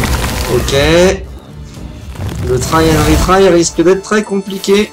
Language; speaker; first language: French; native; French